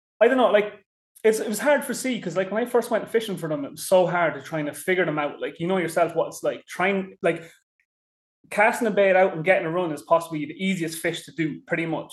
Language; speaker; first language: English; native; English